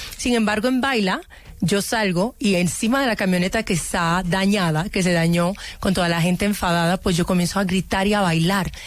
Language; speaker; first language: Spanish; early bilingual, other home language; Haitian Creole